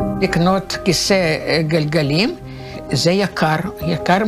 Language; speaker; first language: Hebrew; non-native, learner; Russian